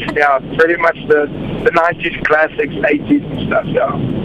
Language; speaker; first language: English; non-native, fluent; Portuguese